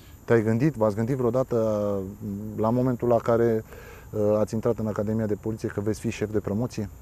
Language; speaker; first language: Romanian; native; Romanian